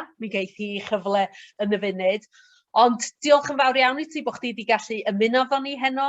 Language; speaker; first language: Welsh; native; Welsh